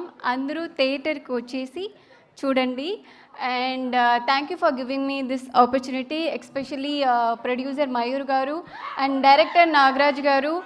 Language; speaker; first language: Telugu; non-native, learner; Tamil